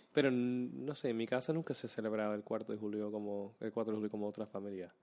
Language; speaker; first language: Spanish; non-native, fluent; English